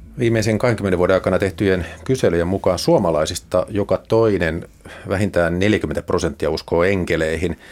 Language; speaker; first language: Finnish; native; Finnish